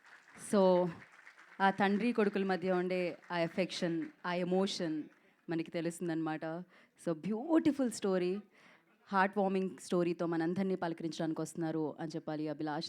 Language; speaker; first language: Telugu; native; Telugu